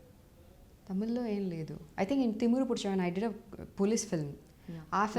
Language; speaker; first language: Telugu; non-native, fluent; Tamil